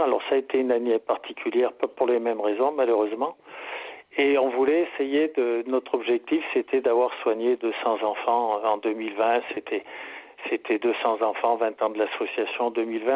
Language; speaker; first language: French; native; French